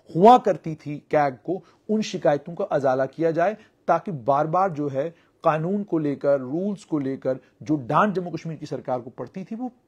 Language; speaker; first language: Hindi; non-native, local second language; Kashmiri